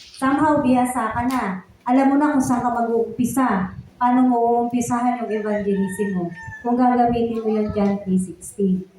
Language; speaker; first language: Filipino; native; Filipino